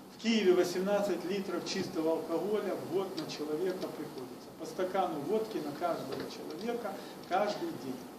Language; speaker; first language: Ukrainian; non-native, local second language; Russian